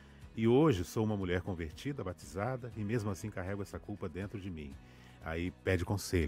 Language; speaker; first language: Portuguese; native; Portuguese